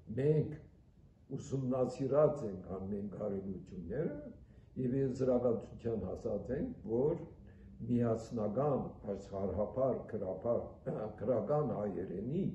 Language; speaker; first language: Armenian; early bilingual, heritage; Armenian